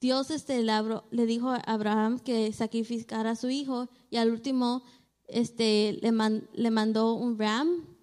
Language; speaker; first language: Spanish; early bilingual, heritage; Spanish